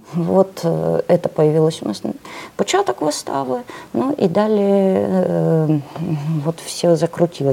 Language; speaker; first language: Russian; native; Russian